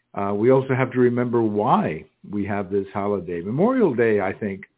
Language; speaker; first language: English; early bilingual, other home language; Spanish